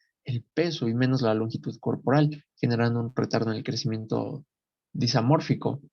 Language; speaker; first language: Spanish; native; Spanish